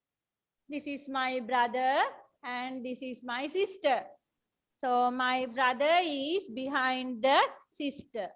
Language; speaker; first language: English; non-native, fluent; Sinhala